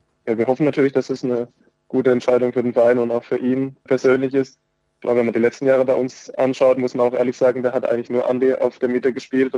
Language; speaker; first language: German; native; German